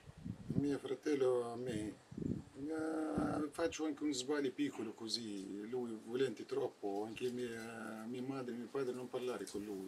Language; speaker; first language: Italian; non-native, learner; Arabic